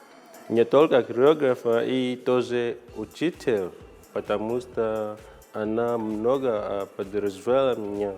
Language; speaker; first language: Russian; non-native, learner; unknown